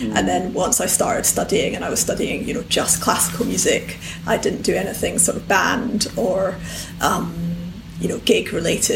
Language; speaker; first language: English; native; English